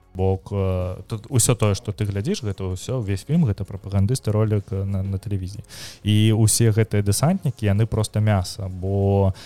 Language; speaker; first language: Belarusian; native; Belarusian